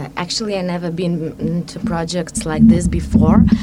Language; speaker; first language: English; non-native, fluent; Lithuanian